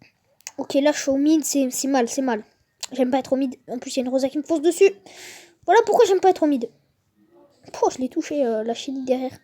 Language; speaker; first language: French; native; French